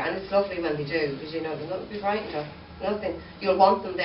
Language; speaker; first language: English; native; English